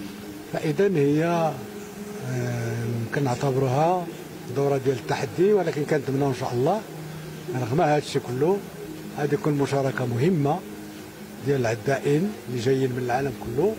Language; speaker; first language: Arabic; native; Arabic